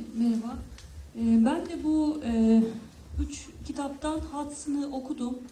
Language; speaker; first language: Turkish; native; Turkish